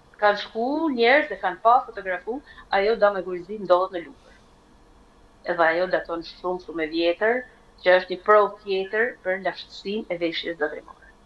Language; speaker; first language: Albanian; native; Albanian